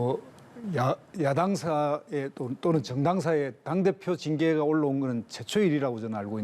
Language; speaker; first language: Korean; native; Korean